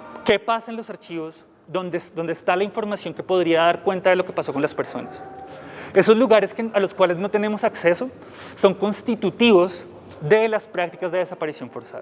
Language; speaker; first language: Spanish; native; Spanish